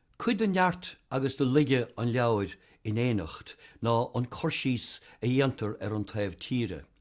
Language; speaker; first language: Irish; native; Irish